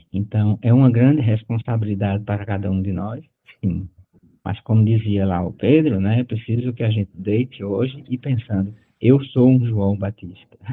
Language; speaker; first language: Portuguese; native; Portuguese